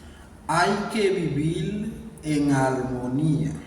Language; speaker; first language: Spanish; non-native, learner; Haitian Creole